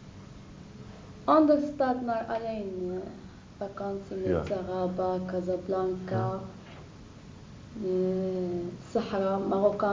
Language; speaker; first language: Dutch; non-native, learner; Arabic